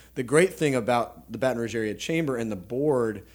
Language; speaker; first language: English; native; English